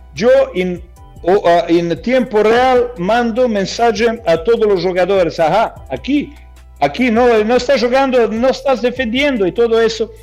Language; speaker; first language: Spanish; non-native, fluent; Croatian